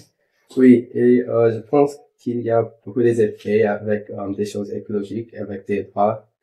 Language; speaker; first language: French; non-native, local second language; English